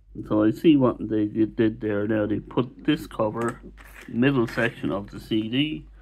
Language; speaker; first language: English; native; English